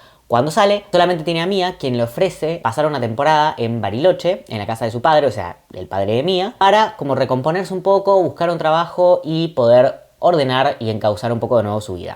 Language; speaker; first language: Spanish; native; Spanish